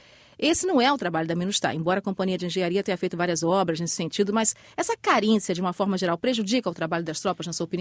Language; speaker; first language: Portuguese; native; Portuguese